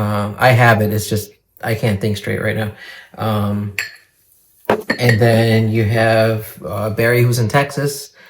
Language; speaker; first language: English; native; English